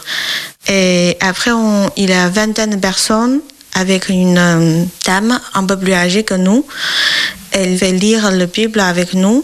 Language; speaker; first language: French; non-native, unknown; Chinese